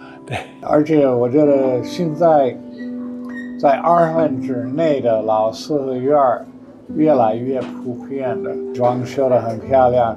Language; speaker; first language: Chinese; non-native, fluent; English